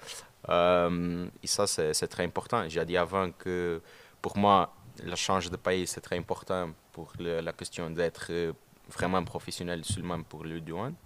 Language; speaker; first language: French; non-native, learner; Portuguese